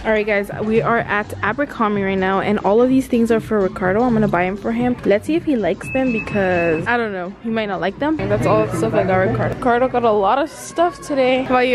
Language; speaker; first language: English; early bilingual, other home language; Spanish